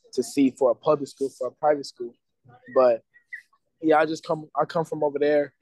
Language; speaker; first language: English; native; English